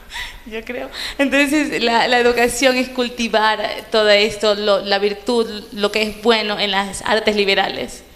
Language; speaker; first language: Spanish; native; Spanish